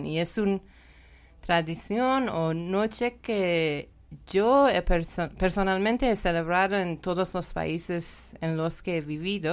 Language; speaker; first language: Spanish; non-native, learner; Persian